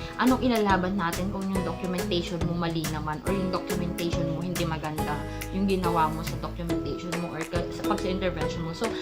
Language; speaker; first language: Filipino; non-native, local second language; Iloko